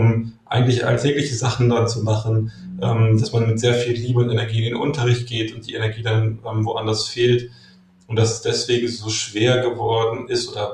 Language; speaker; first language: German; native; German